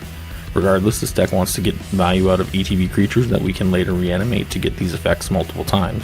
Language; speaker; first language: English; native; English